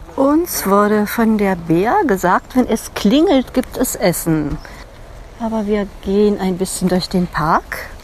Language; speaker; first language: German; native; German